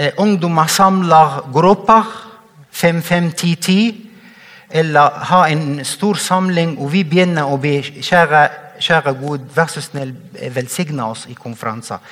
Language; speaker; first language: Norwegian; non-native, fluent; Arabic